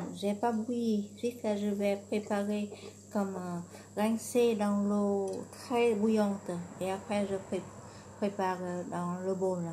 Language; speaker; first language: French; non-native, learner; Vietnamese